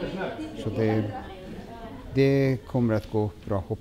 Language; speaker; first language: Swedish; non-native, fluent; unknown